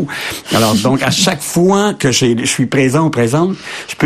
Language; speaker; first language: French; native; French